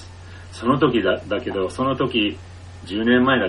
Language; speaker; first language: Japanese; non-native, fluent; English